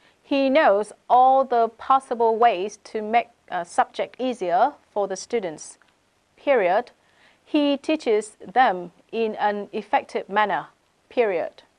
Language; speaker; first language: English; non-native, fluent; Vietnamese